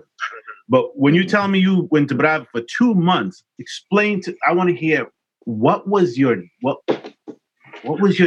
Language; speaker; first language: English; non-native, fluent; Kabuverdianu